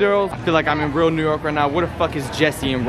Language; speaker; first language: English; native; English